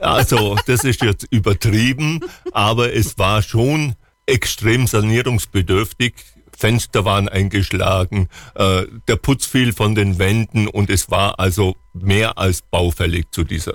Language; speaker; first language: German; native; German